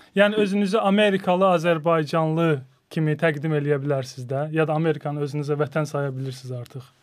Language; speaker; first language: Azerbaijani; native; Azerbaijani